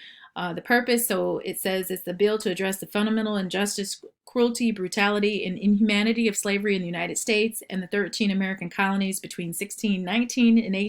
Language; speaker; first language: English; native; English